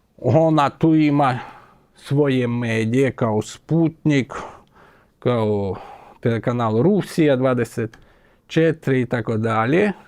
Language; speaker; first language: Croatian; non-native, fluent; Ukrainian